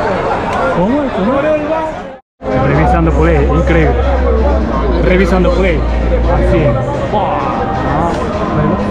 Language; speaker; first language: Spanish; non-native, learner; Japanese